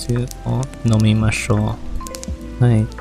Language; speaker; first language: Japanese; non-native, learner; English